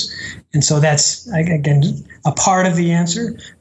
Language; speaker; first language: English; native; English